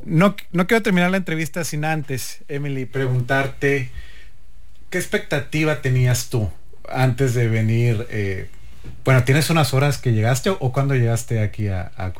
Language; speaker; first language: Spanish; native; Spanish